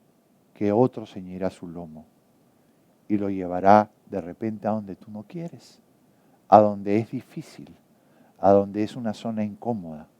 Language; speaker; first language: Spanish; native; Spanish